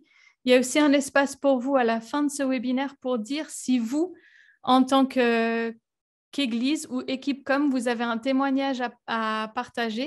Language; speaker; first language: French; native; French